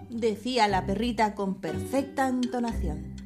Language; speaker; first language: Spanish; native; Spanish